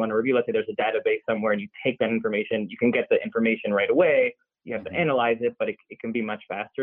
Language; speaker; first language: English; native; English